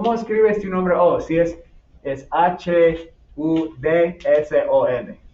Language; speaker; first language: Spanish; non-native, fluent; English